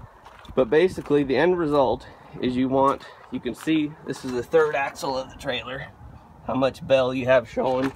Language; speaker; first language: English; native; English